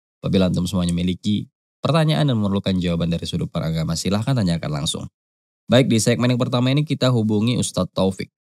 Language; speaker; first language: Indonesian; native; Indonesian